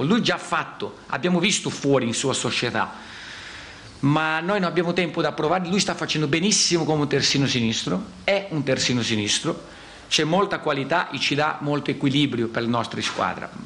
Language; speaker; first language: Italian; non-native, fluent; Portuguese